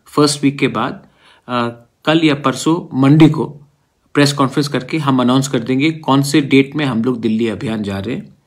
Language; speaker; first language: Hindi; non-native, local second language; Kok Borok